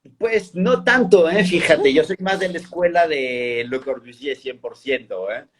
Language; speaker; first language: Spanish; non-native, fluent; French